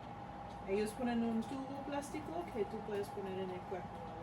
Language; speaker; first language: Spanish; early bilingual, heritage; Spanish